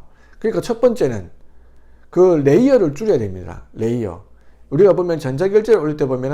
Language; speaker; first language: Korean; native; Korean